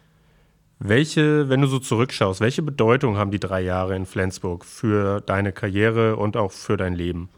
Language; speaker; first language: German; native; German